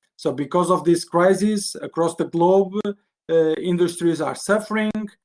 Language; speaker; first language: English; non-native, fluent; Portuguese